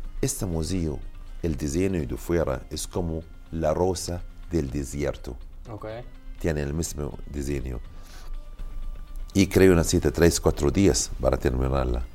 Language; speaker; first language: Spanish; non-native, learner; Arabic